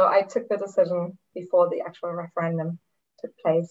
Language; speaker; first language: English; non-native, fluent; German